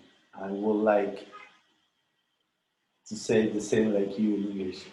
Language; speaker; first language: English; non-native, learner; Spanish